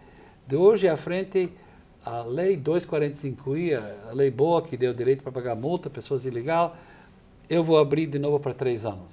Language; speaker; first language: Portuguese; non-native, fluent; English